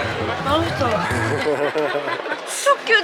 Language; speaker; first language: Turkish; non-native, learner; Korean